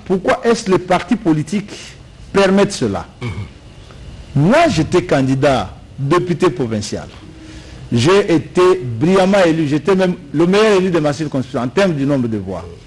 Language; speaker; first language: French; non-native, local second language; Luba-Lulua